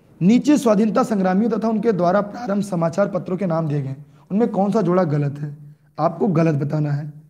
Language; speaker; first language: Hindi; native; Hindi